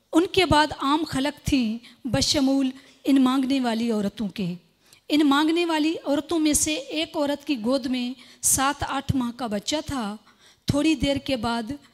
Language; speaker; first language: Urdu; non-native, local second language; Sindhi